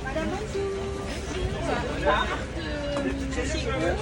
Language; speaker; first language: French; non-native, learner; Thai